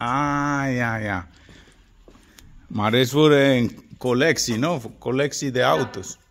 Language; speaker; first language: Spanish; non-native, learner; Dutch